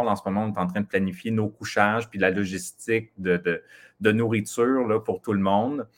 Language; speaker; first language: French; native; French